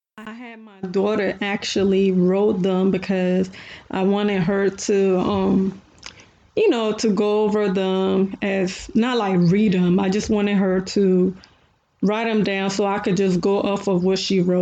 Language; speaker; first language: English; early bilingual, other home language; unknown